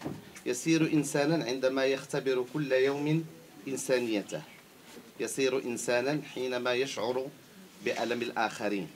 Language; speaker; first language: Arabic; native; Arabic